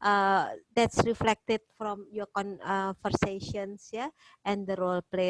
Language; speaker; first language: English; non-native, fluent; Indonesian